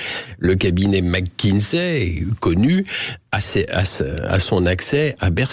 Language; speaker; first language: French; native; French